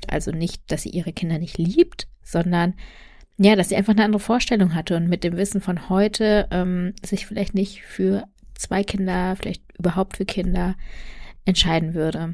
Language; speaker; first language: German; native; German